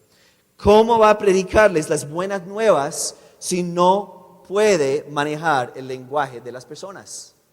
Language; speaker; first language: Spanish; non-native, fluent; English